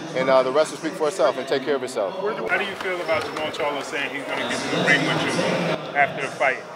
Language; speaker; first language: English; native; English